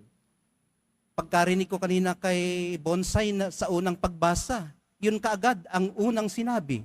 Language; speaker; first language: Filipino; native; Filipino